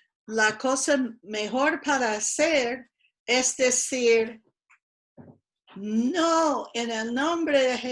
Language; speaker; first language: Spanish; non-native, fluent; English